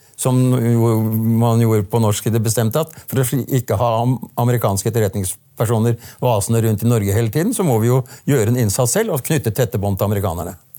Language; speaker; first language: Norwegian; native; Norwegian